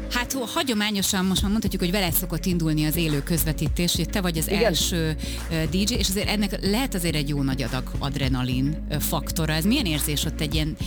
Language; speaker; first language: Hungarian; native; Hungarian